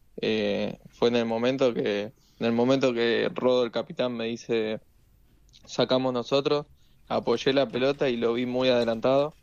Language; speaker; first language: Spanish; native; Spanish